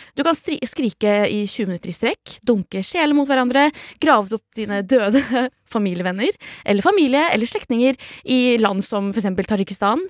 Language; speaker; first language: Norwegian; early bilingual, other home language; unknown